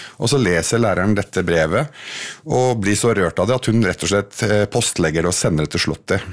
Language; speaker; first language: Norwegian; early bilingual, other home language; Arabic